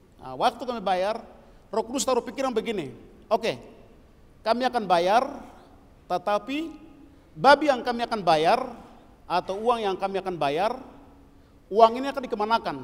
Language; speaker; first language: Indonesian; non-native, local second language; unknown